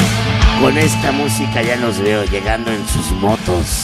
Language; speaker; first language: Spanish; native; Spanish